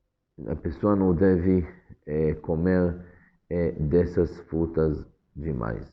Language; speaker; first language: Portuguese; non-native, fluent; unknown